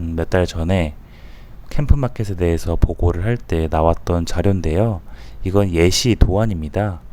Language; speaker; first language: Korean; native; Korean